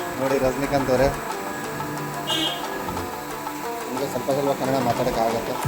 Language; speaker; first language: Kannada; non-native, learner; Hindi